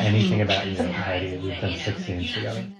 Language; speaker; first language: English; native; English